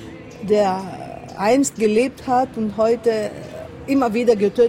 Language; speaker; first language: German; non-native, learner; Greek